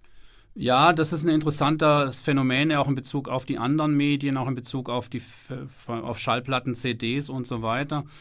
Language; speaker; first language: German; native; German